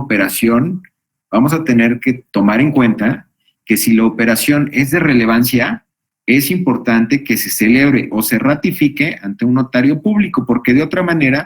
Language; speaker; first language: Spanish; native; Spanish